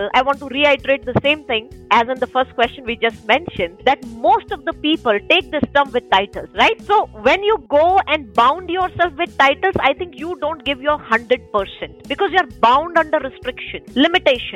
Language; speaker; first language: English; non-native, local second language; Hindi